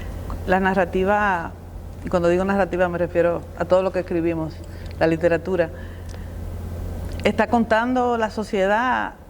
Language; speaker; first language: Spanish; native; Spanish